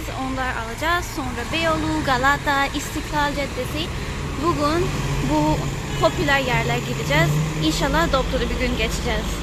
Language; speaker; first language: Turkish; non-native, learner; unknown